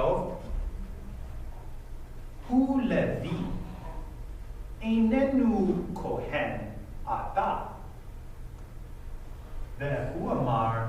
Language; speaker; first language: Hebrew; non-native, fluent; English